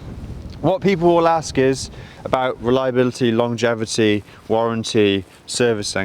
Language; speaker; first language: English; native; English